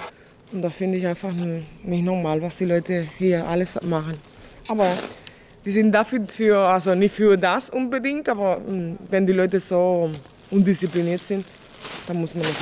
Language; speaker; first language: German; non-native, fluent; Spanish